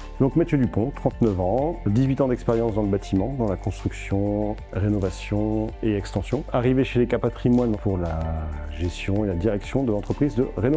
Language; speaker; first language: French; native; French